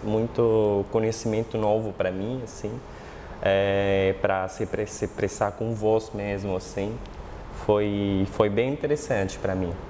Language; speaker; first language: Portuguese; non-native, fluent; Arabic